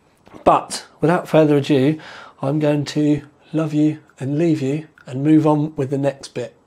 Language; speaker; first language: English; native; English